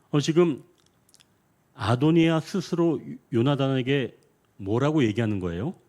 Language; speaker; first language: Korean; native; Korean